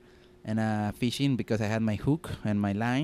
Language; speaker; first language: English; non-native, fluent; Spanish